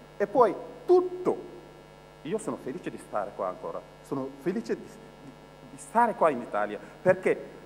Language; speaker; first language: Italian; non-native, fluent; Wolof